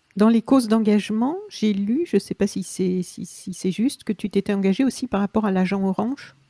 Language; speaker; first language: French; native; French